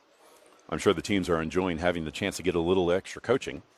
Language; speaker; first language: English; native; English